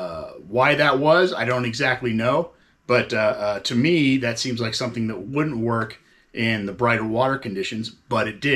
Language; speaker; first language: English; native; English